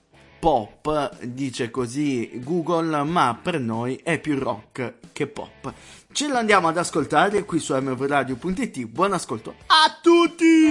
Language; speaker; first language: Italian; native; Italian